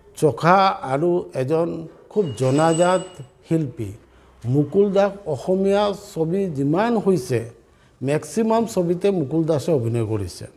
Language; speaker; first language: Assamese; native; Assamese